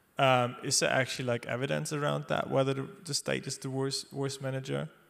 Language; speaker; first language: English; non-native, fluent; Dutch